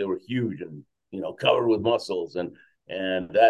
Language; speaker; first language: English; early bilingual, other home language; Spanish